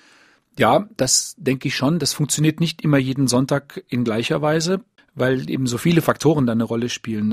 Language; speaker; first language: German; native; German